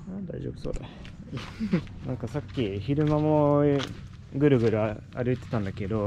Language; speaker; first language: Japanese; non-native, fluent; Swedish